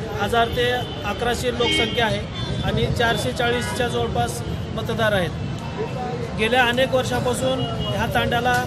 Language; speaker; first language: Marathi; non-native, local second language; Lambadi